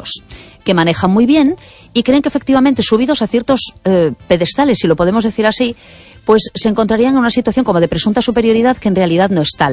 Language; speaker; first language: Spanish; native; Spanish